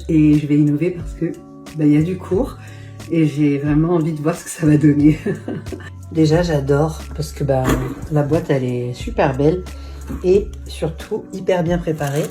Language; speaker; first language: French; native; French